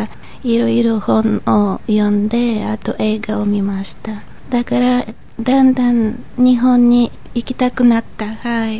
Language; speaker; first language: Japanese; non-native, fluent; Bulgarian